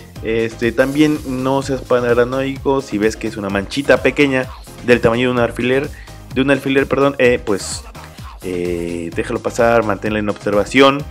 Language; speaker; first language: Spanish; native; Spanish